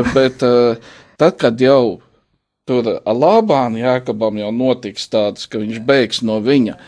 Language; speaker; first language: Latvian; native; Latvian